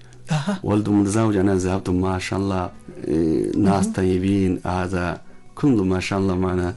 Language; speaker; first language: Arabic; non-native, learner; Chinese